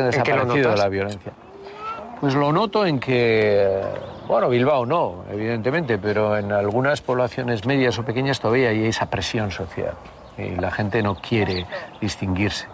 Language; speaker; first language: Spanish; native; Spanish